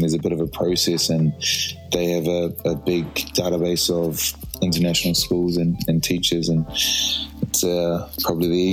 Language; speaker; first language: English; native; English